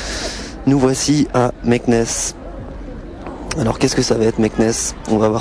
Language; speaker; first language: French; native; French